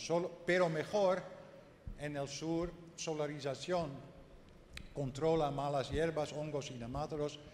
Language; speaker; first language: Spanish; non-native, learner; Dutch